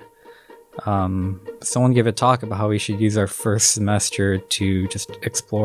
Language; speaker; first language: English; native; English